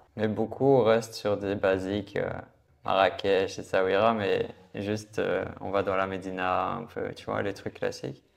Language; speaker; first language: French; native; French